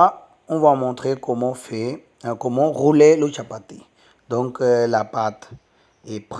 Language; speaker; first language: French; non-native, learner; Tamil